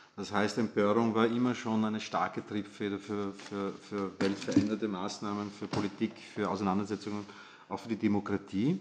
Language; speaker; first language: German; native; German